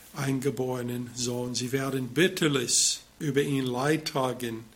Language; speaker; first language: German; non-native, fluent; English